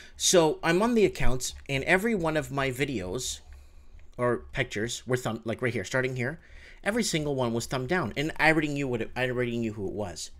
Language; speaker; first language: English; native; English